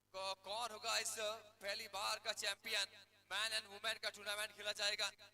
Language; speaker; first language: Hindi; non-native, local second language; Gujarati